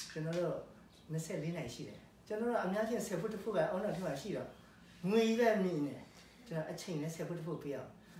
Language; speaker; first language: Burmese; non-native, local second language; S'gaw Karen